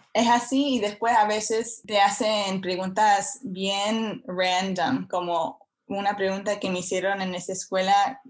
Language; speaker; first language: Spanish; early bilingual, heritage; Spanish